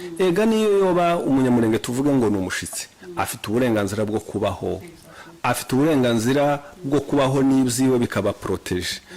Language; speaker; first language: Kinyarwanda; native; Kinyarwanda